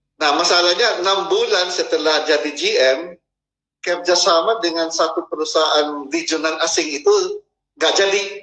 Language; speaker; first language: Indonesian; non-native, fluent; Filipino